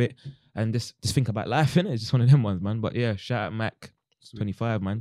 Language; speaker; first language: English; native; English